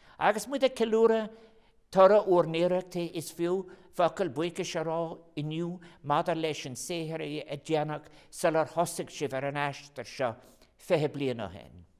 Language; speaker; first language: Irish; non-native, local second language; English